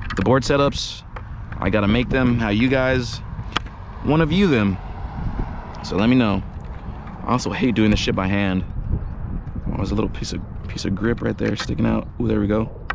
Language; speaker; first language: English; native; English